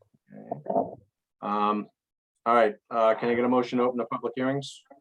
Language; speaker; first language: English; native; English